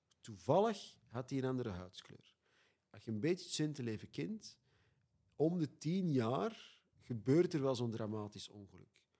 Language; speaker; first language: Dutch; native; Dutch